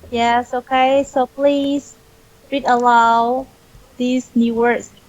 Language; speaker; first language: English; non-native, fluent; Vietnamese